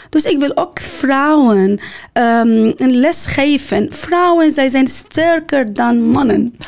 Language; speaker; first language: Dutch; non-native, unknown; Arabic